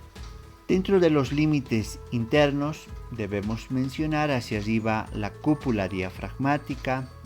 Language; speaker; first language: Spanish; native; Spanish